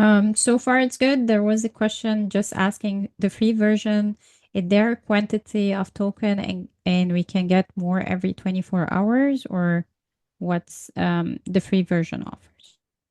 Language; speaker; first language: English; non-native, fluent; Arabic